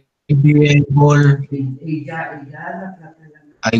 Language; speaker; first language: English; non-native, learner; Spanish